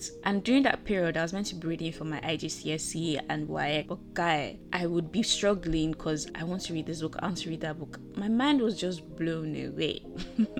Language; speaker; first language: English; non-native, local second language; Yoruba